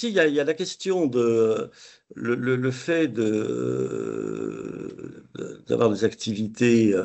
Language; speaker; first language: French; native; French